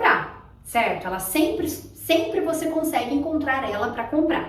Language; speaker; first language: Portuguese; native; Portuguese